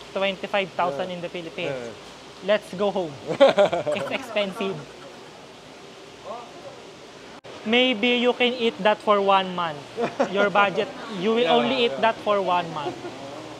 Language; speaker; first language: English; non-native, learner; Filipino